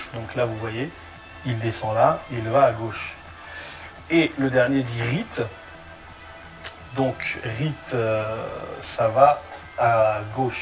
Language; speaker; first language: French; native; French